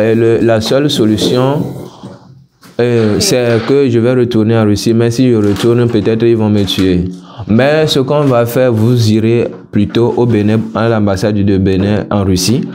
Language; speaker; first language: French; non-native, local second language; Ewe